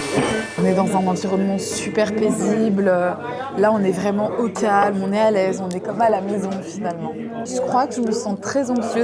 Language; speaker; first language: French; native; French